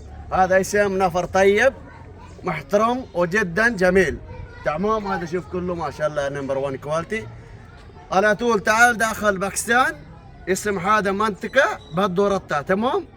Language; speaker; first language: Arabic; non-native, learner; Punjabi